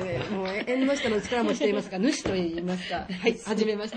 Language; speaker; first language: Japanese; native; Japanese